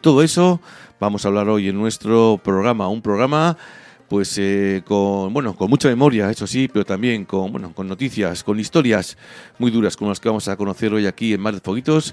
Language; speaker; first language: Spanish; native; Spanish